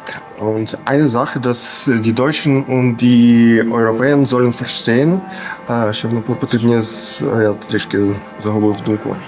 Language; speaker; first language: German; non-native, fluent; Ukrainian